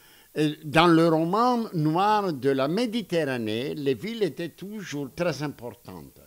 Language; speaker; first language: French; non-native, fluent; Greek